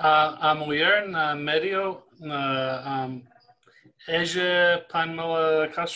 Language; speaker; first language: Portuguese; non-native, fluent; English